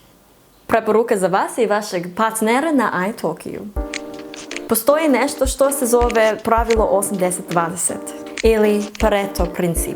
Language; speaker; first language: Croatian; non-native, learner; English